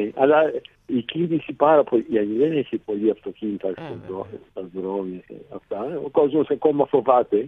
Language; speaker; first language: Greek; early bilingual, heritage; Greek